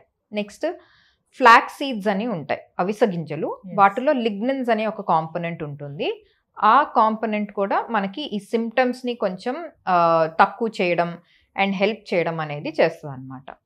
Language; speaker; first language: Telugu; native; Telugu